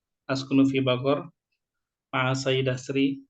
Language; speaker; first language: Arabic; non-native, fluent; Indonesian